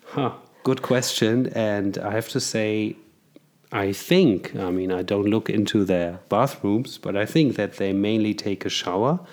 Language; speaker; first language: English; non-native, fluent; German